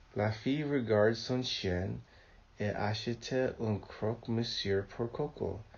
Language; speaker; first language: French; non-native, learner; English